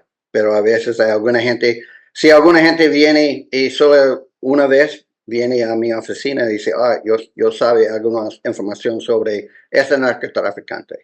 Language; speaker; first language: Spanish; non-native, learner; English